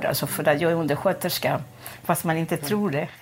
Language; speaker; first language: Swedish; non-native, fluent; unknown